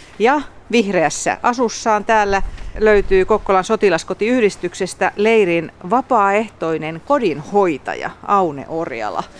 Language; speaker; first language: Finnish; native; Finnish